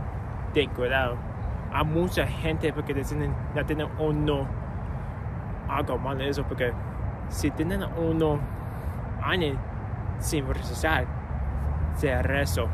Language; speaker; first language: Spanish; non-native, learner; English